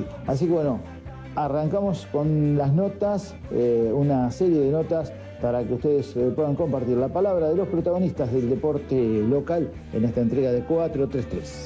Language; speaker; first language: Spanish; native; Spanish